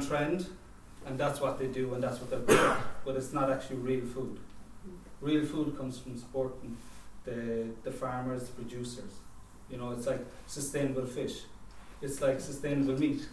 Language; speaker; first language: English; native; English